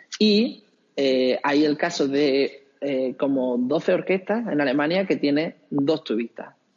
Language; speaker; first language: Spanish; native; Spanish